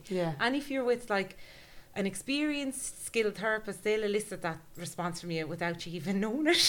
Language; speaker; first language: English; native; English